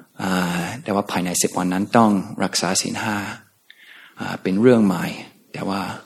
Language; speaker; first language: Thai; non-native, fluent; English